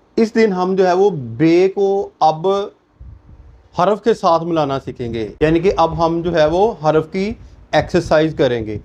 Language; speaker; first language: Urdu; native; Urdu